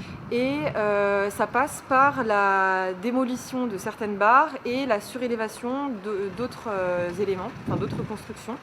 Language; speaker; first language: French; native; French